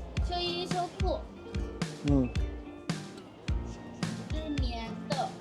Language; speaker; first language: Chinese; native; Chinese